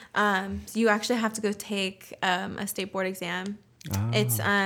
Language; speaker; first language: English; early bilingual, other home language; Spanish